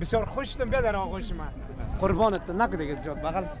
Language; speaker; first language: Persian; native; Persian